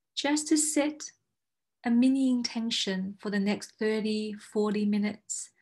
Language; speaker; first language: English; non-native, fluent; Chinese